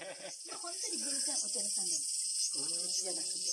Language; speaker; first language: Japanese; native; Japanese